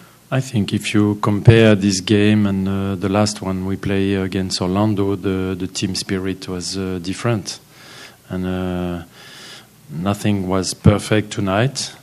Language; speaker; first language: English; non-native, fluent; French